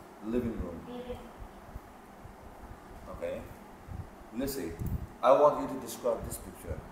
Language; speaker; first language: English; non-native, fluent; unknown